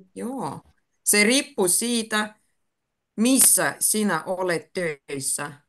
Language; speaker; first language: Finnish; non-native, fluent; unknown